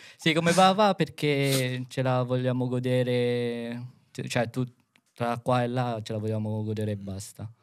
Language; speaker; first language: Italian; early bilingual, other home language; Filipino